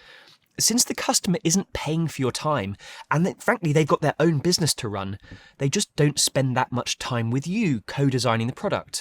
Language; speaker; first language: English; native; English